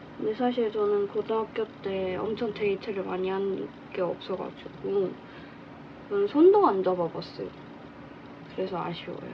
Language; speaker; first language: Korean; non-native, fluent; Chinese